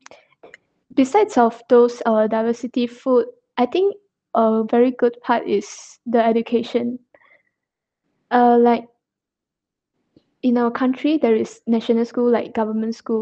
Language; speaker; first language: English; non-native, local second language; Chinese